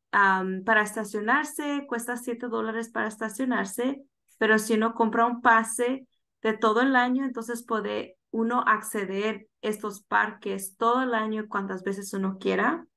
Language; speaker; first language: Spanish; early bilingual, heritage; Spanish